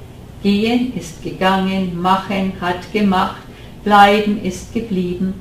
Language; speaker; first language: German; non-native, fluent; English